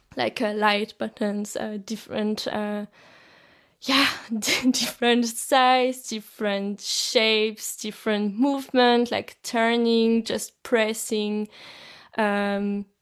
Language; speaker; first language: English; non-native, fluent; French